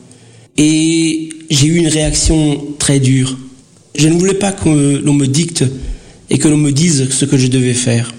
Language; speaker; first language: French; early bilingual, other home language; Portuguese